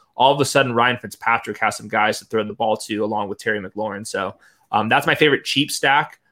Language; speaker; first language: English; native; English